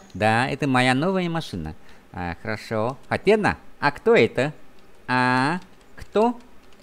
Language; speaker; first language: Russian; non-native, fluent; Vietnamese